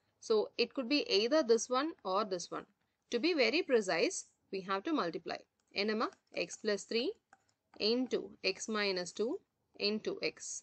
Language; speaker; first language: English; non-native, local second language; Tamil